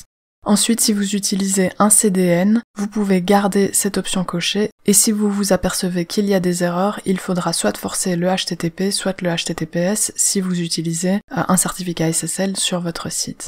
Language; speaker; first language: French; native; French